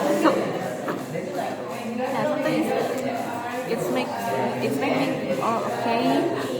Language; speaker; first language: English; non-native, learner; Indonesian